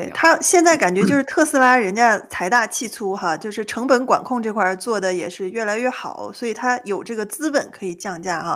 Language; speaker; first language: Chinese; native; Chinese